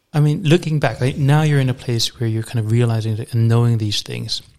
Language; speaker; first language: English; native; English